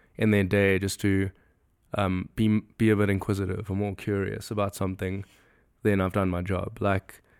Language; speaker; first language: English; native; English